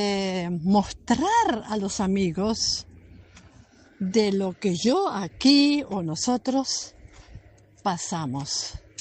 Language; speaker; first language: Spanish; non-native, fluent; German